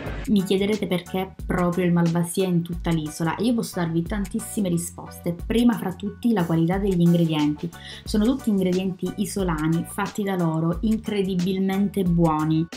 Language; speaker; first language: Italian; native; Italian